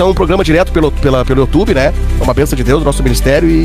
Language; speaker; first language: Portuguese; native; Portuguese